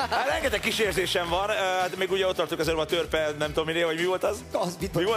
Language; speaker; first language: Hungarian; native; Hungarian